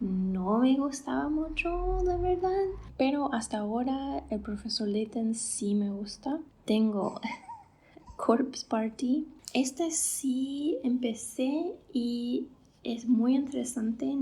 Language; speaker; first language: Spanish; non-native, fluent; English